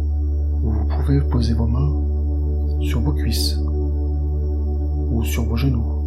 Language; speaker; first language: French; native; French